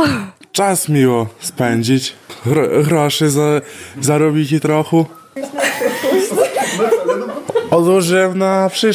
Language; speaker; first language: Polish; non-native, local second language; Belarusian